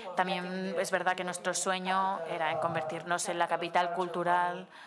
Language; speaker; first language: Spanish; non-native, fluent; Slovenian